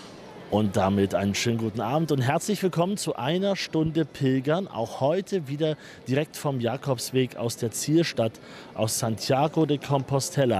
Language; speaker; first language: German; native; German